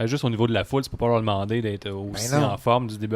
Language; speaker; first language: French; native; French